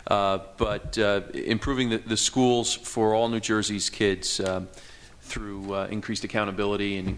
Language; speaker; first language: English; native; English